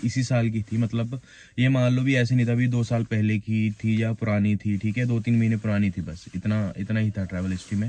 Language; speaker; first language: Hindi; native; Hindi